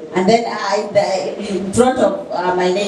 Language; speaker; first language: English; non-native, fluent; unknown